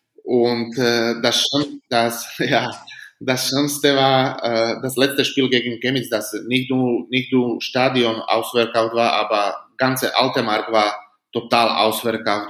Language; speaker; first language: German; non-native, fluent; Slovak